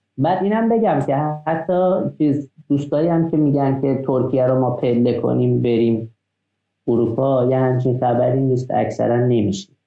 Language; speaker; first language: Persian; non-native, local second language; Azerbaijani